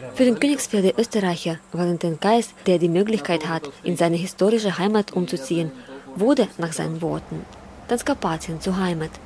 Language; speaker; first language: German; non-native, fluent; Ukrainian